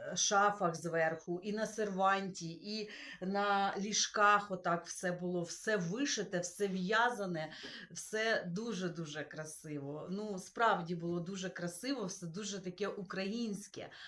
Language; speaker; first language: Ukrainian; non-native, local second language; Russian